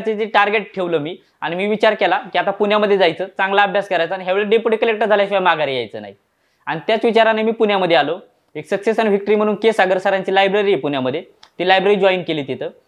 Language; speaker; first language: Marathi; native; Marathi